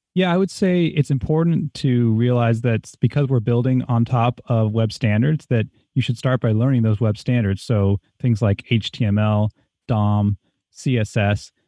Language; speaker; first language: English; native; English